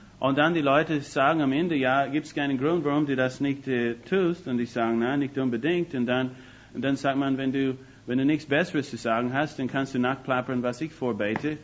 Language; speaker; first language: German; non-native, fluent; English